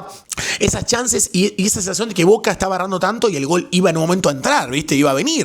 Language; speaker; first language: Spanish; native; Spanish